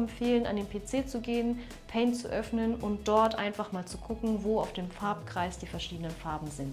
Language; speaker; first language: German; native; German